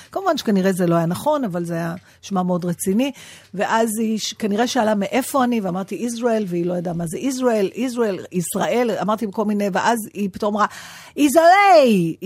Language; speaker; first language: Hebrew; native; Hebrew